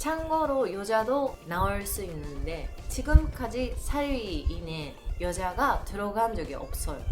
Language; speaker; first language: Korean; non-native, learner; Japanese